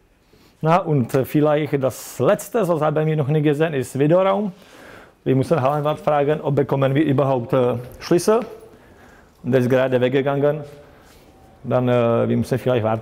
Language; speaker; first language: German; non-native, fluent; Czech